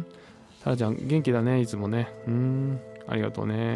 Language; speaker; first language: Japanese; native; Japanese